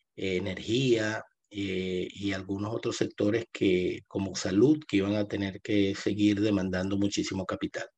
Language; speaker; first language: Spanish; native; Spanish